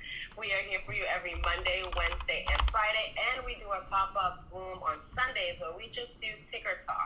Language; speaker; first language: English; native; English